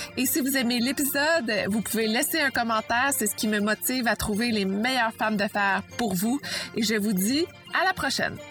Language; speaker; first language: French; native; French